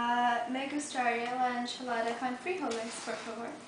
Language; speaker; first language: Spanish; non-native, learner; English